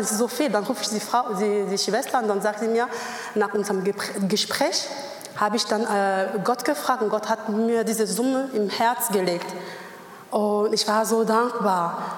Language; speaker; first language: German; non-native, learner; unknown